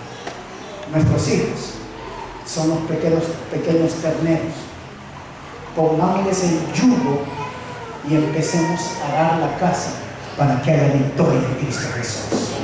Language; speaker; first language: Spanish; native; Spanish